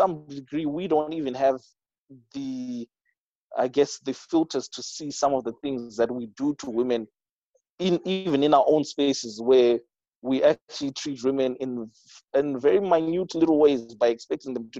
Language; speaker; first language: English; non-native, local second language; Shona